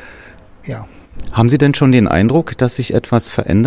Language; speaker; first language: German; native; German